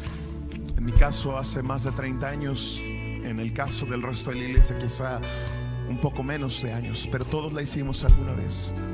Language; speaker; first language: Spanish; native; Spanish